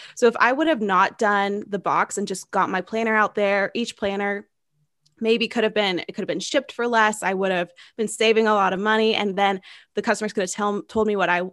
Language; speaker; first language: English; native; English